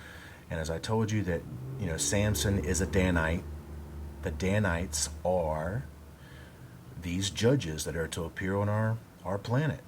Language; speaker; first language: English; native; English